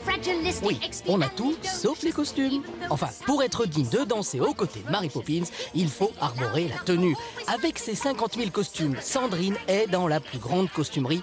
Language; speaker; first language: French; native; French